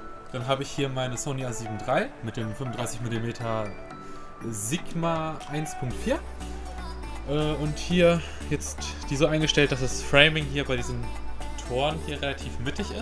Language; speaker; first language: German; native; German